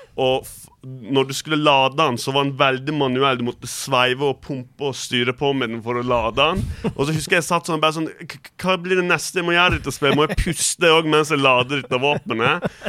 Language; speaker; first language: Norwegian; early bilingual, other home language; Turkish